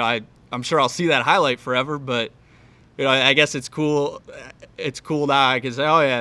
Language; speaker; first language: English; native; English